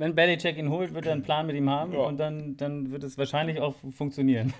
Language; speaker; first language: German; native; German